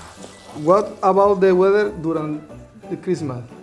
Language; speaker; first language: English; non-native, learner; Spanish